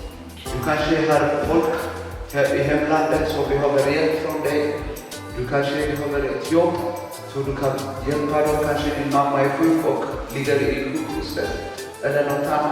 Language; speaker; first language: Swedish; non-native, fluent; Tigrinya